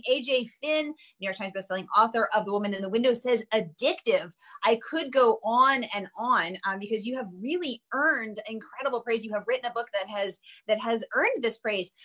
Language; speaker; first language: English; native; English